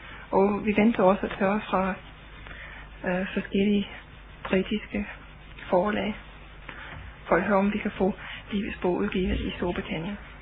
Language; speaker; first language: Danish; non-native, fluent; English